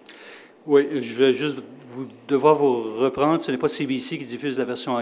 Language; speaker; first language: French; native; French